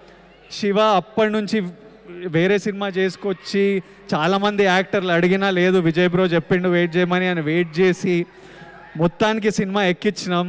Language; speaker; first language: Telugu; native; Telugu